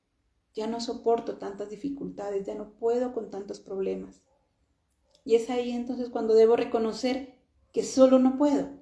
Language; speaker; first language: Spanish; native; Spanish